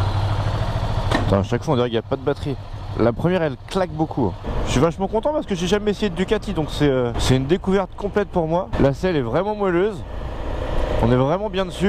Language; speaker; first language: French; native; French